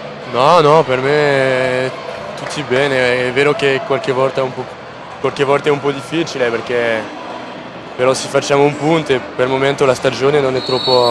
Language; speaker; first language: Italian; non-native, fluent; French